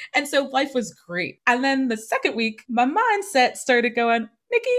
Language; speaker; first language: English; native; English